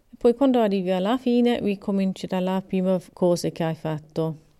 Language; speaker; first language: Italian; non-native, learner; English